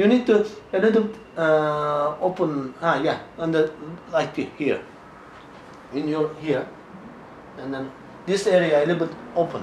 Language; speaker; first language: English; non-native, learner; Arabic